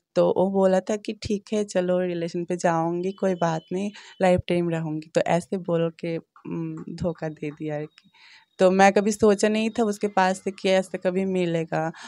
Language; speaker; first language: Hindi; non-native, local second language; Bangla